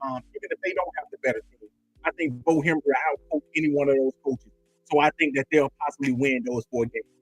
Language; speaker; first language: English; native; English